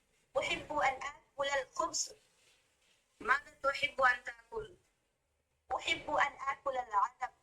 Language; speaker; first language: Arabic; non-native, learner; Bangla